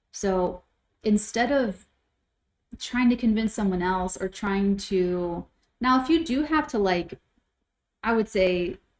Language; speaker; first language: English; native; English